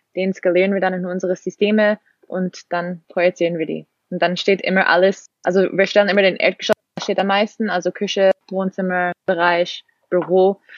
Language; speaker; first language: German; non-native, fluent; English